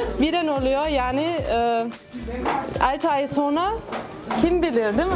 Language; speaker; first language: Turkish; non-native, fluent; German